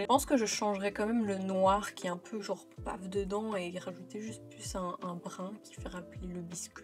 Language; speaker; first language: French; native; French